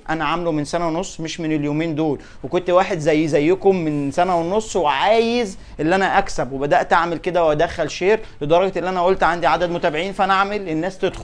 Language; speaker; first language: Arabic; native; Arabic